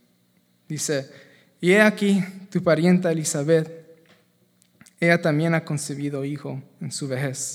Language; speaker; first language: Spanish; native; Spanish